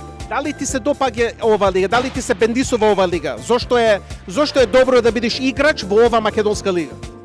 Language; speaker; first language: Macedonian; early bilingual, heritage; Macedonian